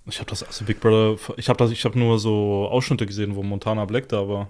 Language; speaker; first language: German; native; German